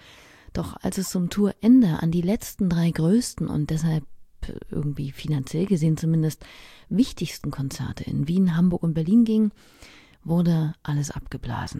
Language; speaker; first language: German; native; German